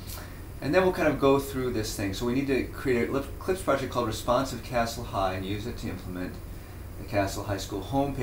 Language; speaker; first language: English; native; English